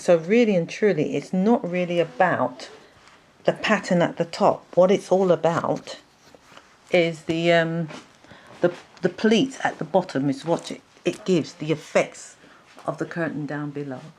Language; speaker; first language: English; native; English